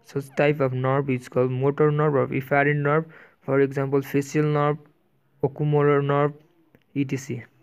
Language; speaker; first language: English; non-native, local second language; Nepali